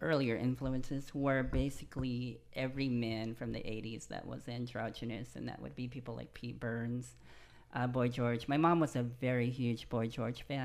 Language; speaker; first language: English; native; English